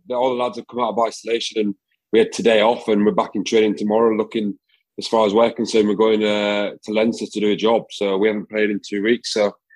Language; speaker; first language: English; native; English